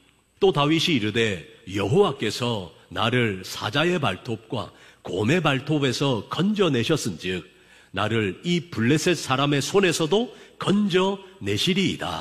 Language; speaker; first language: Korean; native; Korean